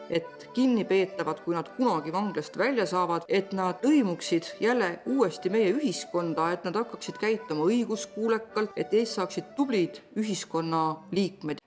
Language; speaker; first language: Estonian; native; Estonian